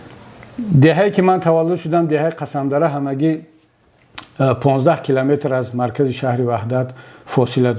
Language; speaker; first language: Persian; native; Persian